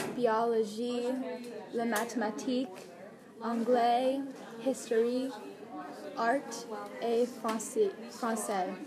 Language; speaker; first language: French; non-native, learner; English